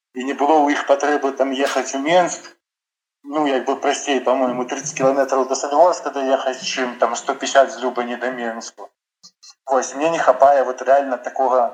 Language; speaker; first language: Belarusian; non-native, local second language; Russian